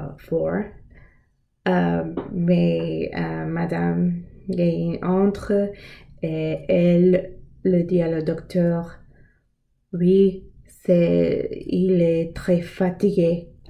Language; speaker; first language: French; non-native, learner; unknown